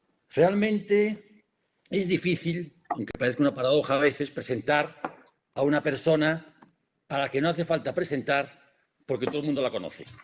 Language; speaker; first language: Spanish; native; Spanish